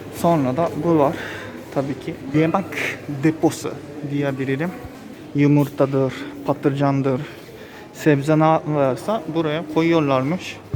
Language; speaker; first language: Turkish; non-native, fluent; Japanese